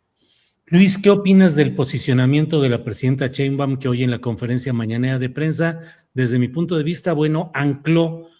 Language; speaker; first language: Spanish; native; Spanish